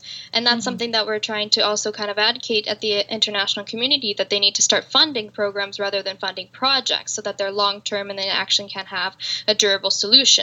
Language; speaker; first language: English; native; English